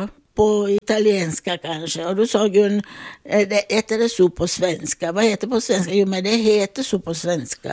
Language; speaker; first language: Swedish; non-native, fluent; Italian